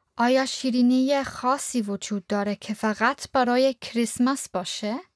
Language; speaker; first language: Persian; non-native, fluent; German